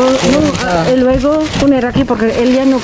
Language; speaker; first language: Spanish; non-native, learner; Filipino